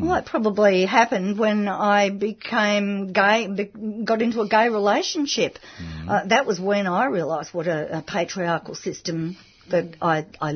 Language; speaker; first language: English; native; English